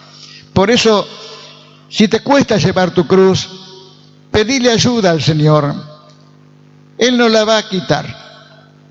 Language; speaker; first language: Spanish; native; Spanish